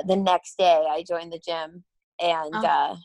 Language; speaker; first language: English; native; English